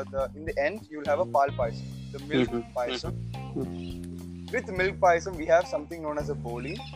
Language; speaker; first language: English; non-native, local second language; Malayalam